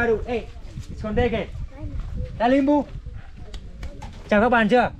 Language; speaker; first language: Portuguese; non-native, learner; Vietnamese